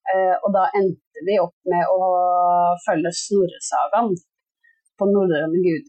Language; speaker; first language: Norwegian; native; Norwegian